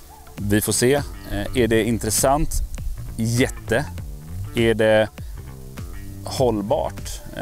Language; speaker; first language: Swedish; native; Swedish